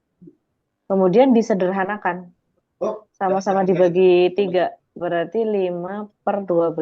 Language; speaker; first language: Indonesian; native; Indonesian